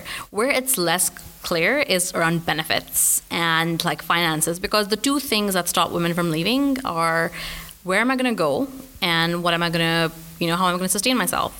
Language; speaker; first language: English; non-native, local second language; Urdu